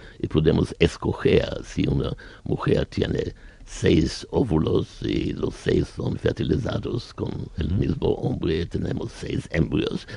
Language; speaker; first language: Spanish; non-native, learner; German